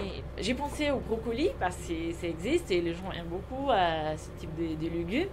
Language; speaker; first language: French; non-native, fluent; Arabic